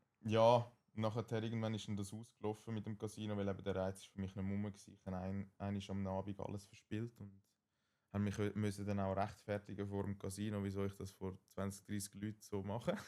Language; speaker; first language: German; native; German